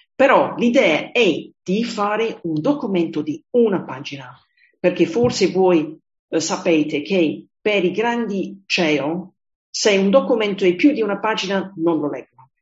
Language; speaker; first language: Italian; non-native, fluent; English